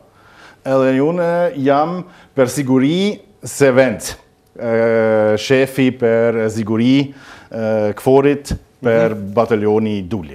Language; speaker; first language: Albanian; non-native, learner; German